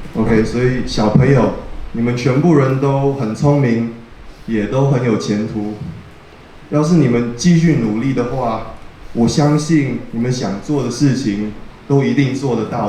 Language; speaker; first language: Chinese; early bilingual, heritage; Chinese